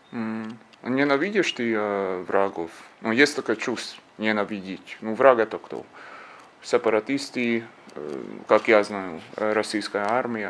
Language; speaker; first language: Russian; non-native, learner; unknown